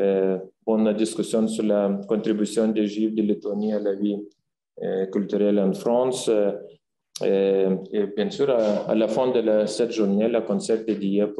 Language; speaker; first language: French; non-native, fluent; Lithuanian